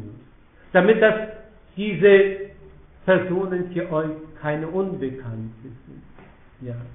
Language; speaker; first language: German; non-native, fluent; Polish